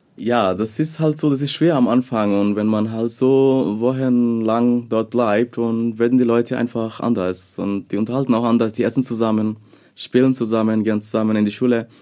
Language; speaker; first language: German; non-native, fluent; Bangla